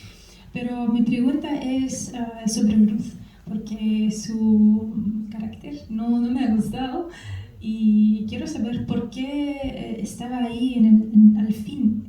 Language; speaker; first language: Spanish; non-native, fluent; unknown